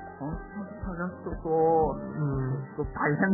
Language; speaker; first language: Japanese; non-native, learner; Italian